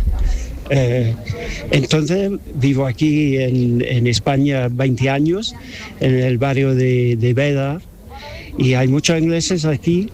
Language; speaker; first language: Spanish; non-native, fluent; English